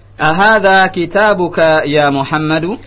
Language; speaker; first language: Arabic; non-native, fluent; Indonesian